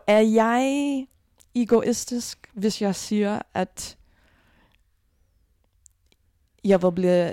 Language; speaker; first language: Danish; non-native, fluent; English